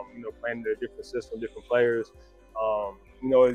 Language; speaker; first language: English; native; English